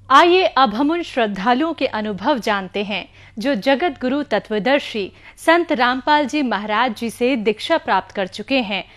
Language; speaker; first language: Hindi; native; Hindi